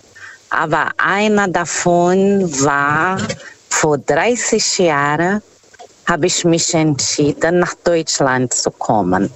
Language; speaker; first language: German; non-native, fluent; Portuguese